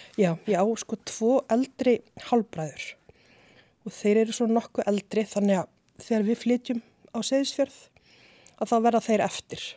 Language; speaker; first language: Icelandic; native; Icelandic